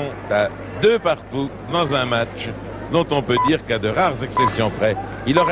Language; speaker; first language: French; native; French